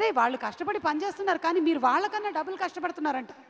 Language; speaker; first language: Telugu; native; Telugu